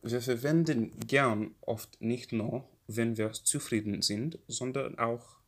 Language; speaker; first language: German; non-native, learner; English